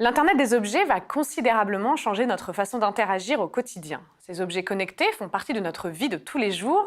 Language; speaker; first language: French; native; French